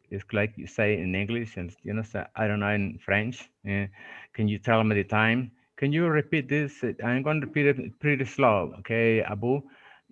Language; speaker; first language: English; non-native, fluent; Spanish